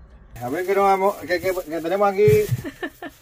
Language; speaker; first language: Spanish; native; Spanish